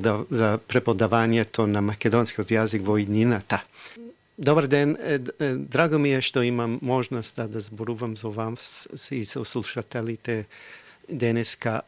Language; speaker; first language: Macedonian; non-native, fluent; English